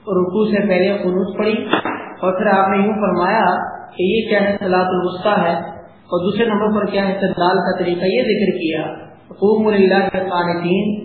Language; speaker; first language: Urdu; native; Urdu